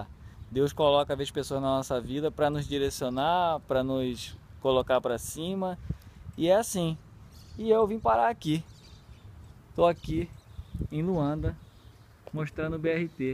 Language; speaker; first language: Portuguese; native; Portuguese